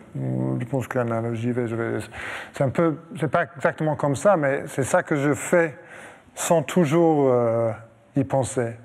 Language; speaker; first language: French; non-native, fluent; English